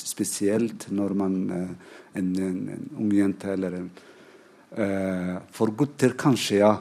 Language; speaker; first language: Norwegian; non-native, fluent; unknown